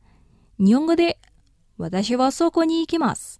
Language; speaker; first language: Japanese; non-native, fluent; Indonesian